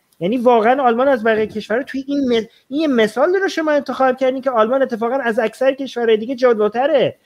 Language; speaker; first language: Persian; native; Persian